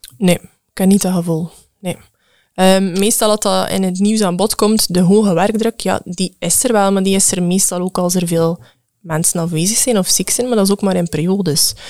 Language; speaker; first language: Dutch; native; Dutch